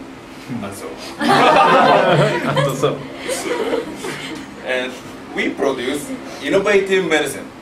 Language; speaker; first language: English; non-native, learner; Japanese